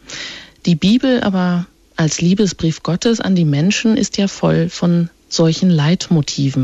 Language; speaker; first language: German; native; German